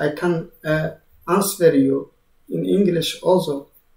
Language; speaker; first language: English; non-native, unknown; Azerbaijani